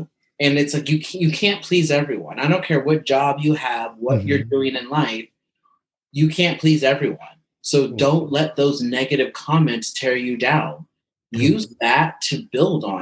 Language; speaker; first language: English; native; English